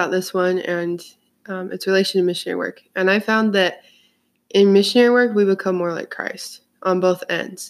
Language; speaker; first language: English; native; English